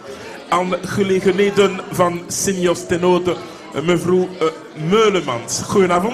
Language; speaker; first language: Dutch; non-native, learner; French